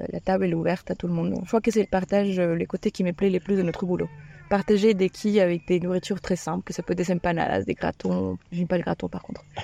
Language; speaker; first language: French; non-native, fluent; Spanish